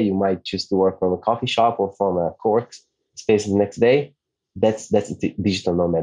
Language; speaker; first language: English; non-native, fluent; Hebrew